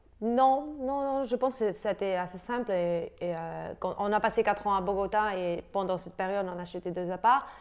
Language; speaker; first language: French; non-native, fluent; Spanish